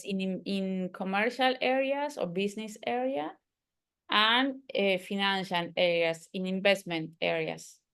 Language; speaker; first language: English; non-native, learner; Spanish